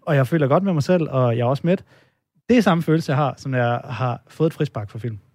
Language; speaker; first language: Danish; native; Danish